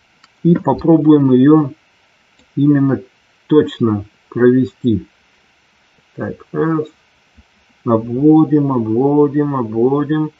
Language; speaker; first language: Russian; native; Russian